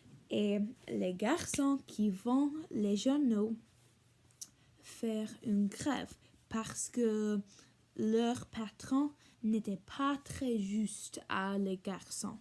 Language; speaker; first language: French; non-native, learner; English